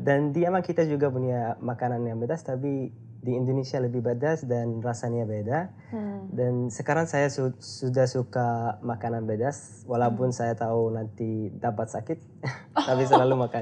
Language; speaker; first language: Indonesian; non-native, learner; Arabic